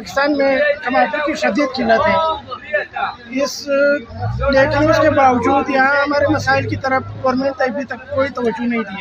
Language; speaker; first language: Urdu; non-native, local second language; Pashto